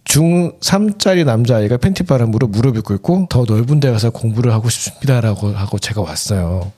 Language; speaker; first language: Korean; native; Korean